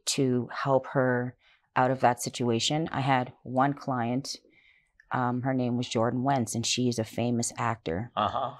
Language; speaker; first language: English; native; English